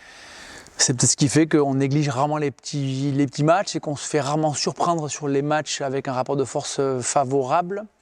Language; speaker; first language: French; native; French